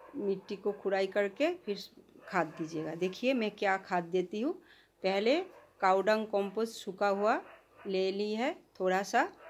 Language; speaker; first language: Hindi; non-native, local second language; Bangla